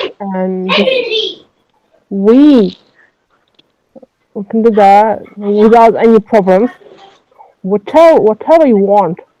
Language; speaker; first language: English; non-native, learner; French